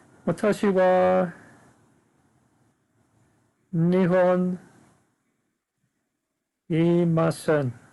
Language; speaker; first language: Japanese; non-native, learner; English